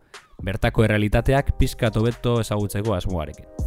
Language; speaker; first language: Basque; native; Basque